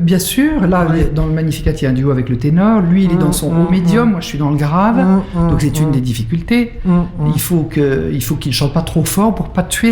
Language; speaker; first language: French; native; French